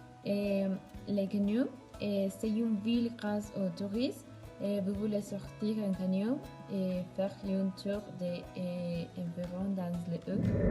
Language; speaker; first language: French; non-native, learner; Spanish